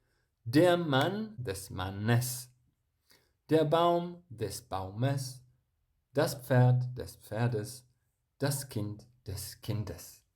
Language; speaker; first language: German; non-native, fluent; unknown